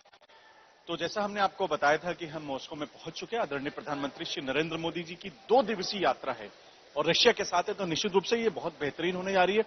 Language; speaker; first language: Hindi; native; Hindi